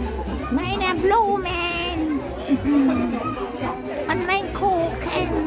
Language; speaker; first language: German; non-native, learner; Filipino